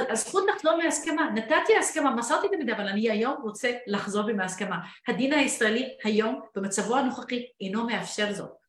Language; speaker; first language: Hebrew; non-native, local second language; Arabic